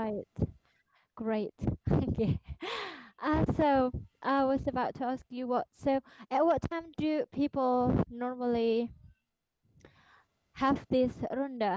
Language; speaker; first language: English; non-native, fluent; Indonesian